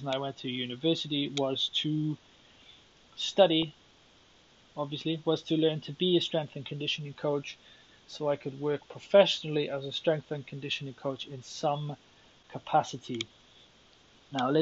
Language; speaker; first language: English; native; English